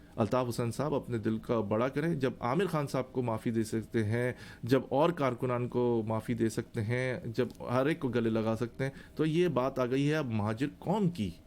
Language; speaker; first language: Urdu; native; Urdu